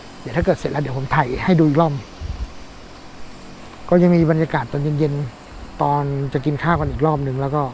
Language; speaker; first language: Thai; native; Thai